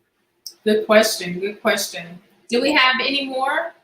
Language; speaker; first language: English; native; English